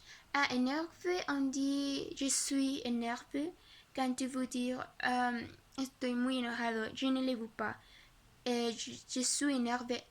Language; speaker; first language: French; non-native, learner; Spanish